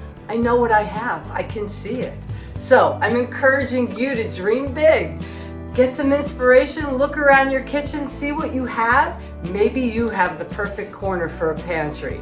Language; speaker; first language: English; native; English